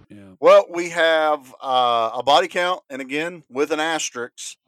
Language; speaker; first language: English; native; English